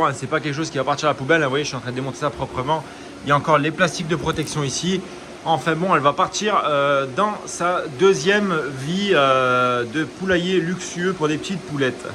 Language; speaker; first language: French; native; French